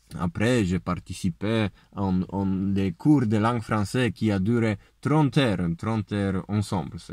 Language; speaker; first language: French; non-native, learner; Polish